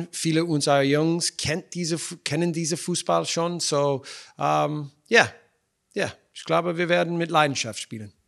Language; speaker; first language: German; non-native, fluent; English